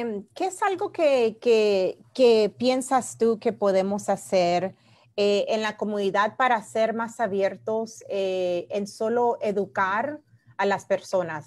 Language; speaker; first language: Spanish; early bilingual, heritage; Spanish